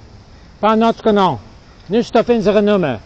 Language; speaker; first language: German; non-native, learner; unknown